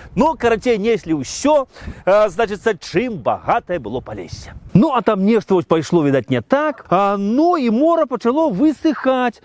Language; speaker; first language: Belarusian; native; Belarusian